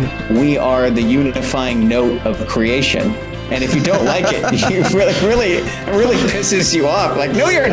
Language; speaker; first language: English; native; English